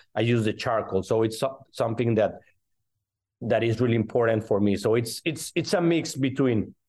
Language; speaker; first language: English; non-native, fluent; Spanish